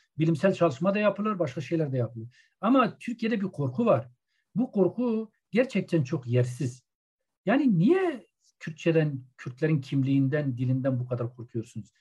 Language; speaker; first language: Turkish; non-native, local second language; Zaza